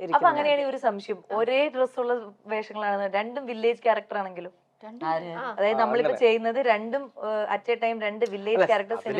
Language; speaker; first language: Malayalam; native; Malayalam